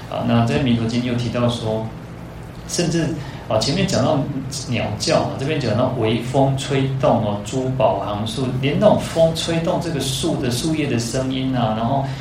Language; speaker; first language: Chinese; non-native, local second language; Min Nan Chinese